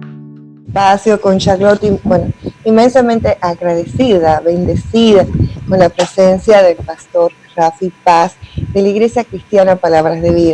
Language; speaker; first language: Spanish; native; Spanish